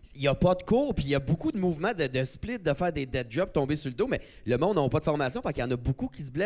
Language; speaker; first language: French; native; French